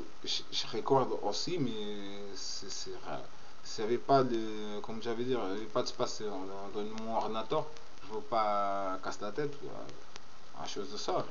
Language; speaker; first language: French; non-native, learner; Portuguese